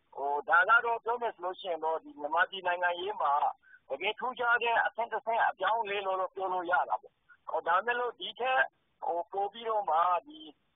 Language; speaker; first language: Burmese; native; Burmese